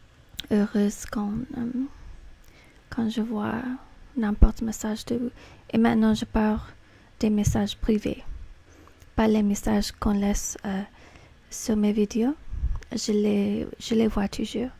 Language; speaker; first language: French; non-native, fluent; English